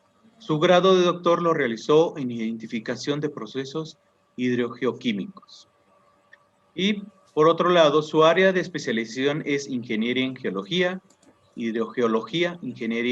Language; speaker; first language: Spanish; native; Spanish